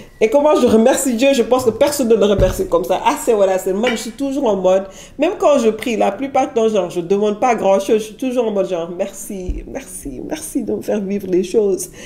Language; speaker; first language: French; non-native, local second language; Wolof